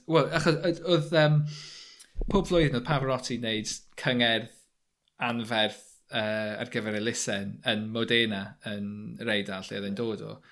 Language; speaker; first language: Welsh; native; Welsh